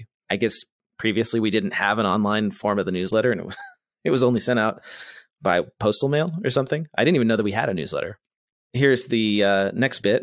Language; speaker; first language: English; native; English